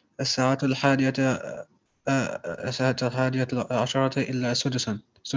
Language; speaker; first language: Arabic; non-native, learner; English